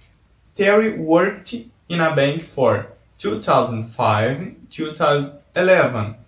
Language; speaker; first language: English; non-native, fluent; Portuguese